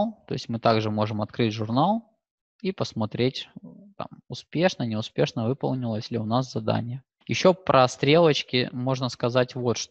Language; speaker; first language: Russian; native; Russian